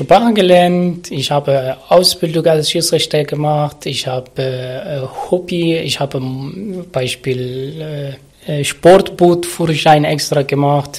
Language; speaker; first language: German; non-native, learner; Arabic